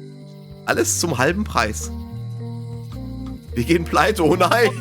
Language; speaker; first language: German; native; German